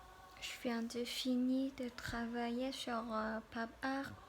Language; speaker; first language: French; non-native, learner; Korean